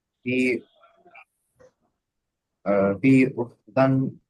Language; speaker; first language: Arabic; non-native, learner; Bangla